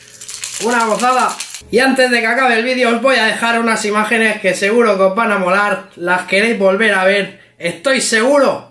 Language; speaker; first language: Spanish; native; Spanish